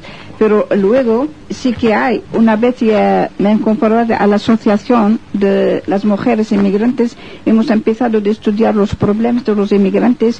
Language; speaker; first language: Spanish; non-native, fluent; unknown